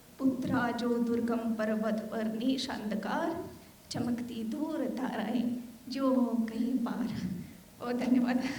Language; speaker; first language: Hindi; non-native, fluent; Armenian